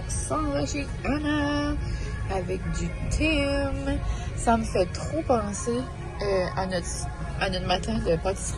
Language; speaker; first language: French; native; French